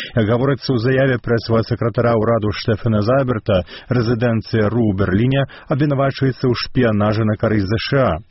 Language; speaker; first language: Belarusian; native; Belarusian